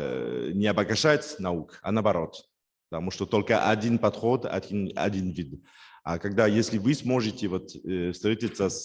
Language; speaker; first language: Russian; non-native, fluent; French